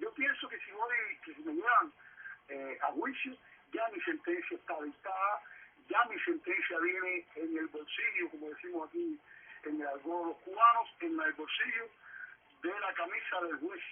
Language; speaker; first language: Spanish; native; Spanish